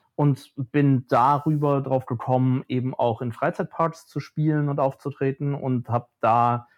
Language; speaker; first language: German; native; German